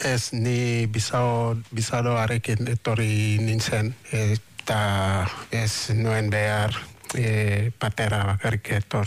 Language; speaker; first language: Basque; non-native, fluent; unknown